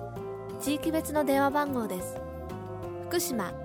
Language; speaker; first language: Japanese; native; Japanese